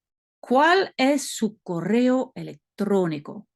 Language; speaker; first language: Spanish; non-native, learner; French